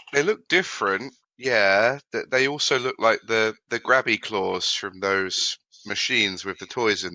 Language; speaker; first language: English; native; English